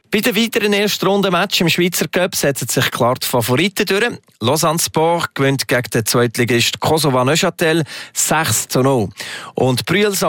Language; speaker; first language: German; native; German